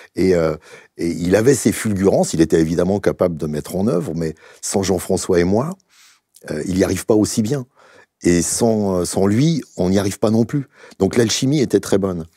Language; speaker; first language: French; native; French